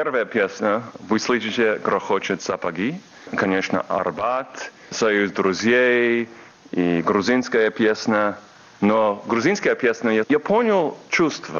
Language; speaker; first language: Russian; non-native, fluent; English